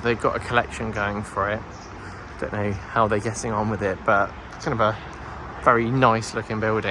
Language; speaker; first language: English; native; English